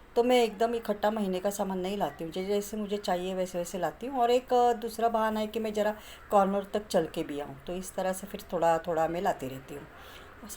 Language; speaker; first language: Hindi; non-native, local second language; Marathi